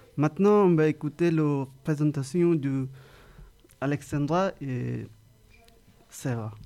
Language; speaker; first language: French; non-native, learner; Bangla